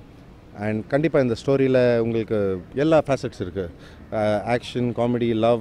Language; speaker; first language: Tamil; non-native, fluent; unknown